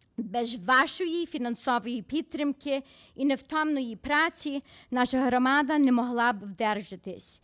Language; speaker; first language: Ukrainian; early bilingual, heritage; Ukrainian